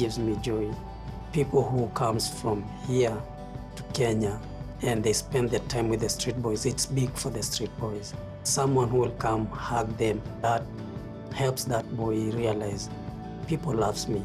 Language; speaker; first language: English; non-native, local second language; Swahili